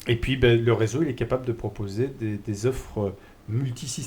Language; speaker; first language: French; native; French